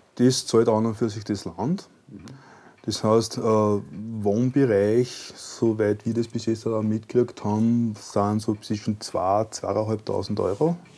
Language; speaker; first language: German; native; German